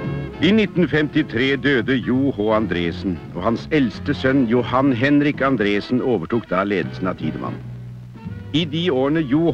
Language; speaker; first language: Norwegian; native; Norwegian